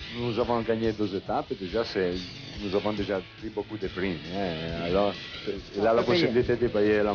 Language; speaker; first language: French; non-native, learner; Italian